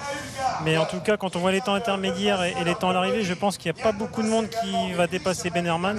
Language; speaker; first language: French; native; French